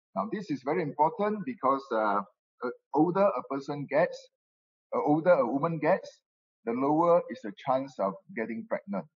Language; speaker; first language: English; non-native, local second language; Min Nan Chinese